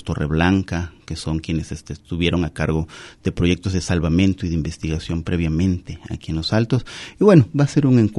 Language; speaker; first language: Spanish; native; Spanish